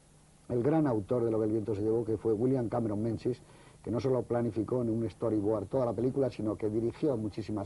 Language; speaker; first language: Spanish; native; Spanish